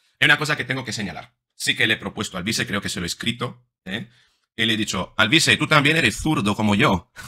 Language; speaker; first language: Spanish; non-native, fluent; Italian